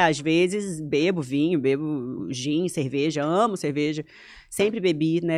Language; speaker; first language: Portuguese; native; Portuguese